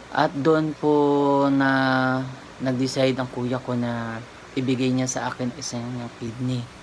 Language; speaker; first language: Filipino; native; Filipino